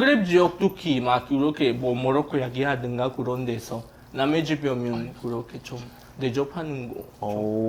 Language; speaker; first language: Korean; non-native, fluent; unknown